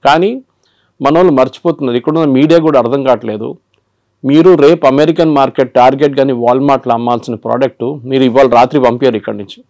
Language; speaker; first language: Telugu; non-native, local second language; Malayalam